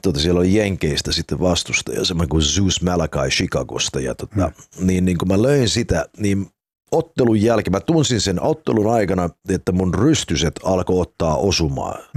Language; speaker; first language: Finnish; early bilingual, heritage; Finnish